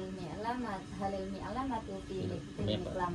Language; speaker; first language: Arabic; non-native, learner; Indonesian